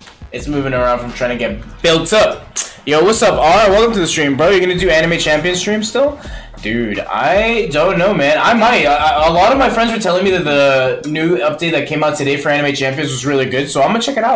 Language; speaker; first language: English; early bilingual, other home language; Spanish